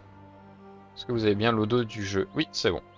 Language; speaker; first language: French; native; French